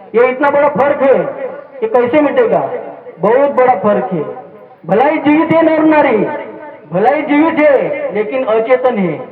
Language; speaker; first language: Hindi; non-native, local second language; Marathi